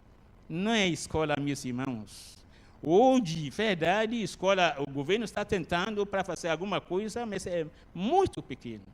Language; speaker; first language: Portuguese; non-native, learner; Arabic